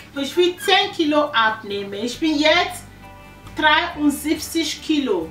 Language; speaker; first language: German; non-native, learner; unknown